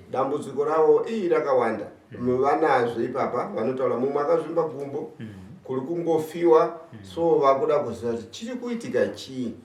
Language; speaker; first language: Shona; non-native, fluent; Nyanja